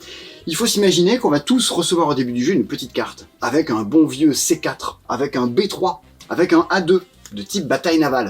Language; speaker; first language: French; native; French